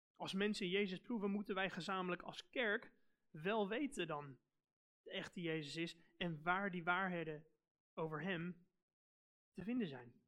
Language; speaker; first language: Dutch; non-native, fluent; English